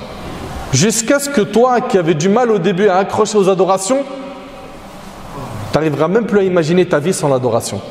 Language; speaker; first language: French; native; French